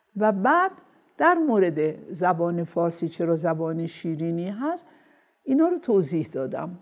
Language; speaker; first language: Persian; non-native, local second language; Azerbaijani